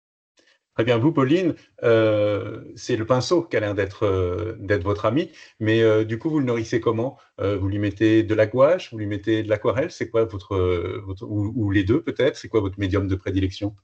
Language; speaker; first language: French; native; French